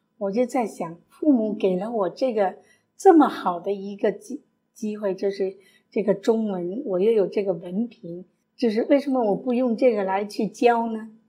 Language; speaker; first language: Chinese; early bilingual, other home language; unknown